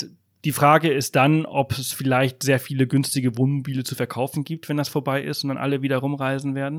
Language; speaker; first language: German; native; German